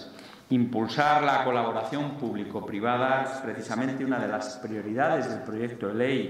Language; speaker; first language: Spanish; native; Spanish